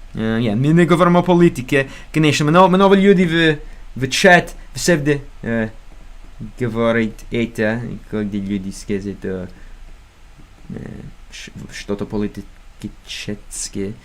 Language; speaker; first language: Russian; non-native, learner; English